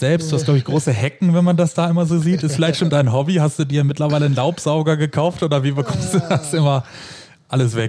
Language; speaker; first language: German; native; German